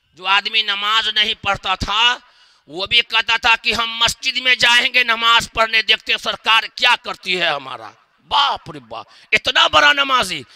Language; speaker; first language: Hindi; native; Hindi